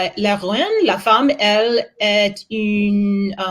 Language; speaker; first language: French; non-native, learner; English